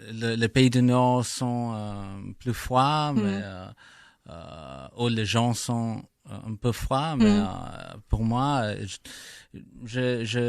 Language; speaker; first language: French; non-native, learner; English